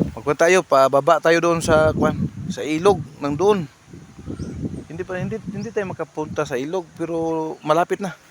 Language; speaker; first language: Filipino; non-native, local second language; Cebuano